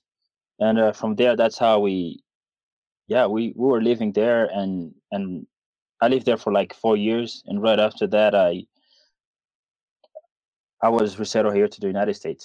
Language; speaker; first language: English; non-native, fluent; Kinyarwanda